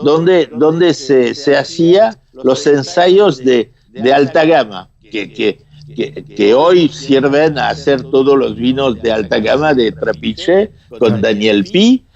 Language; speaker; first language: Spanish; non-native, fluent; French